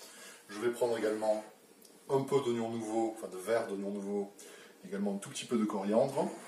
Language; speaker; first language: French; native; French